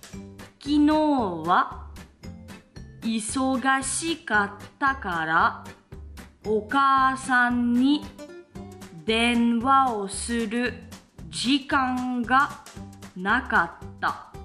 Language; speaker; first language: Japanese; non-native, fluent; French